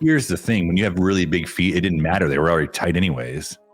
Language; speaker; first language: English; native; English